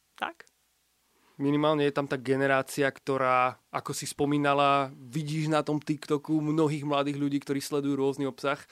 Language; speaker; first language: Slovak; non-native, fluent; Russian